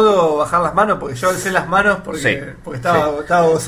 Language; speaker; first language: Spanish; native; Spanish